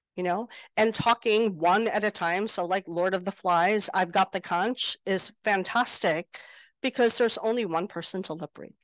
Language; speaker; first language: English; native; English